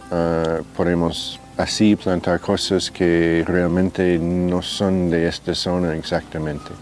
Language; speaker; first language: Spanish; non-native, fluent; English